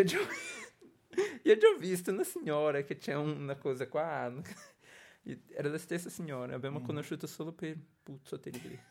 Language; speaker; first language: Italian; non-native, learner; Portuguese